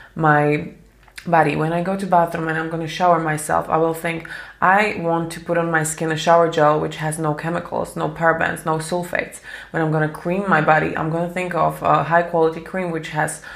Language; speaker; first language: English; non-native, fluent; Slovak